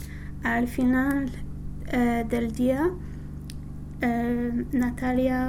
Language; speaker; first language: Spanish; non-native, learner; English